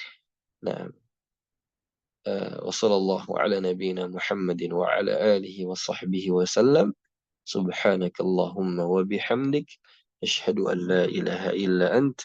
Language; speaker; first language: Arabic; non-native, fluent; Indonesian